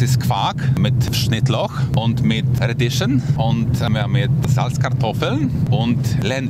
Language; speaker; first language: German; non-native, fluent; Polish